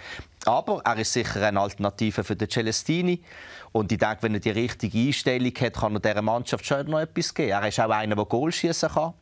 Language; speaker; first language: German; native; German